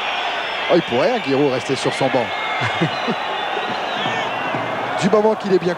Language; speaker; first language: French; native; French